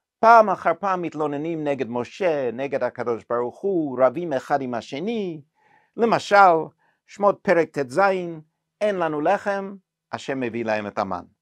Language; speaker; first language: Hebrew; non-native, fluent; English